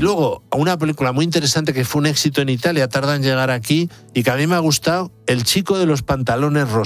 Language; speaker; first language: Spanish; native; Spanish